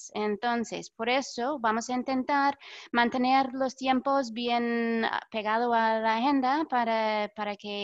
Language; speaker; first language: Spanish; non-native, fluent; English